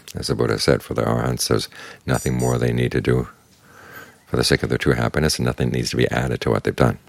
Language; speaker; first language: English; native; English